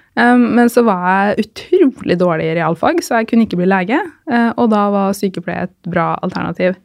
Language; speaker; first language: Norwegian; native; Norwegian